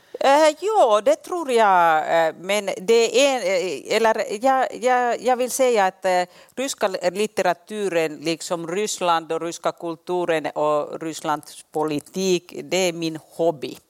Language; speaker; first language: Swedish; non-native, local second language; Finnish